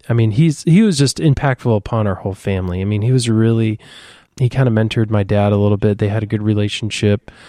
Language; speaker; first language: English; native; English